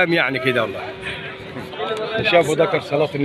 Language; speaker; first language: Arabic; native; Arabic